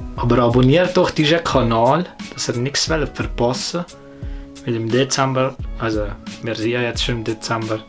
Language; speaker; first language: German; native; German